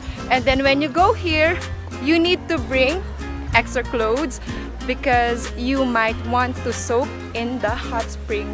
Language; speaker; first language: English; non-native, local second language; Filipino